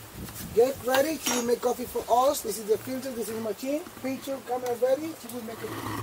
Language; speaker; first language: English; non-native, fluent; Spanish